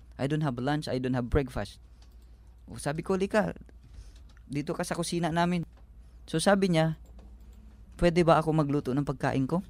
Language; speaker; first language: Filipino; native; Filipino